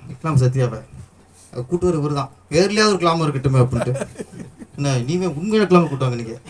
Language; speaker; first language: Tamil; native; Tamil